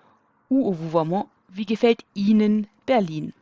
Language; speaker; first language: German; non-native, fluent; French